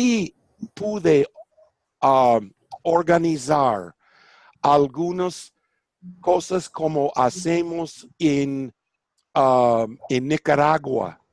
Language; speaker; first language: Spanish; non-native, fluent; English